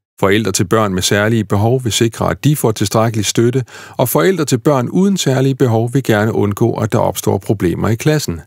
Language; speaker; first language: Danish; native; Danish